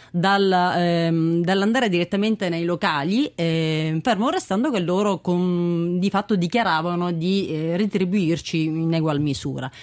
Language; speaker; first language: Italian; native; Italian